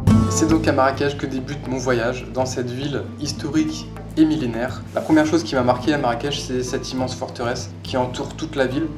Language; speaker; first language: French; native; French